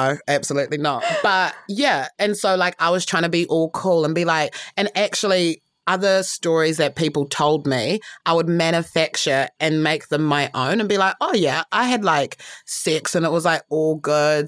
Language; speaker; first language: English; early bilingual, other home language; Shona